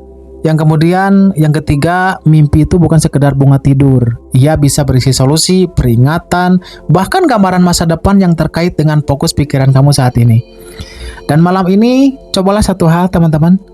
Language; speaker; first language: Indonesian; native; Indonesian